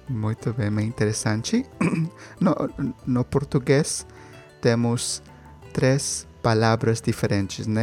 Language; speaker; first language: Portuguese; non-native, learner; Spanish